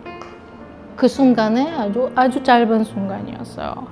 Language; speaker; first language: Korean; non-native, fluent; Russian